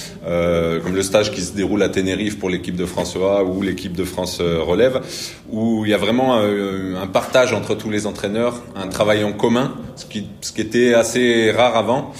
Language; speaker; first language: French; native; French